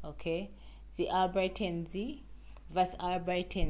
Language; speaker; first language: German; non-native, learner; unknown